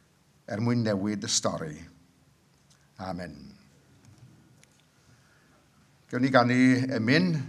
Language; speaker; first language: Welsh; native; Welsh